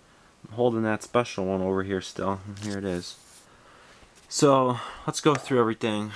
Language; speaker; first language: English; native; English